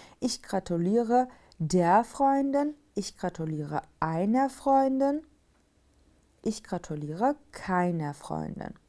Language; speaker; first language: German; non-native, fluent; Turkish